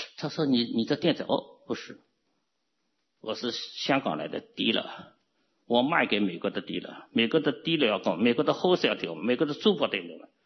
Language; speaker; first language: Chinese; non-native, local second language; Cantonese